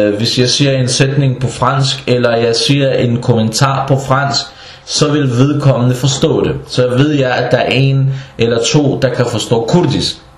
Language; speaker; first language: Danish; non-native, fluent; Arabic